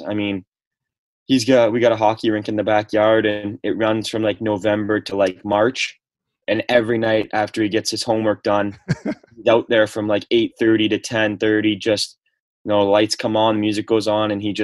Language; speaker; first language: English; native; English